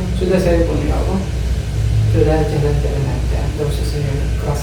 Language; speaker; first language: Indonesian; non-native, learner; Arabic